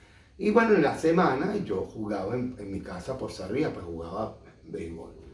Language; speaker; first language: Spanish; native; Spanish